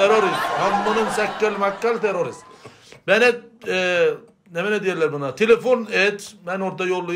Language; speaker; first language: Turkish; non-native, learner; Azerbaijani